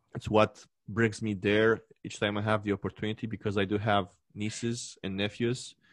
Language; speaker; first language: English; non-native, fluent; Romanian